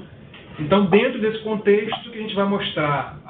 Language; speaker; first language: Portuguese; native; Portuguese